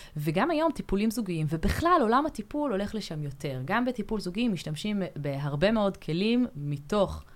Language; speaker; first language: Hebrew; native; Hebrew